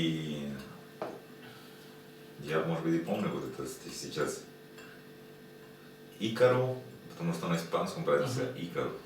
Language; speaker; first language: Russian; non-native, learner; Spanish